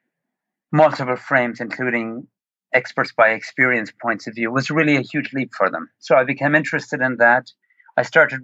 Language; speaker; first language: English; native; English